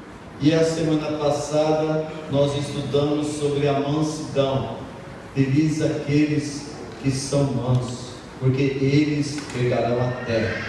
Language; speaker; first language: Portuguese; native; Portuguese